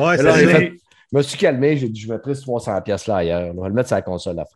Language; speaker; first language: French; native; French